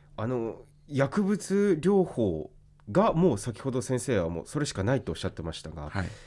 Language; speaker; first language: Japanese; native; Japanese